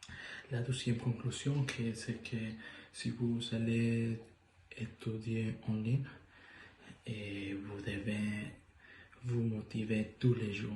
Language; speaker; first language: French; non-native, learner; Spanish